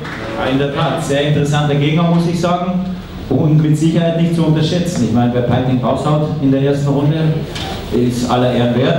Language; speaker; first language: German; native; German